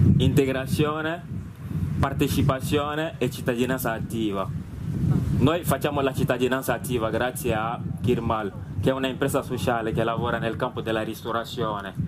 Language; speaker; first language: Italian; non-native, fluent; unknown